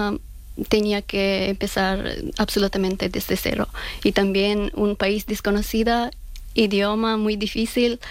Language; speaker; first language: Spanish; non-native, fluent; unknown